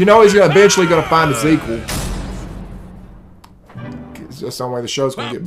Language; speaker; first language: English; native; English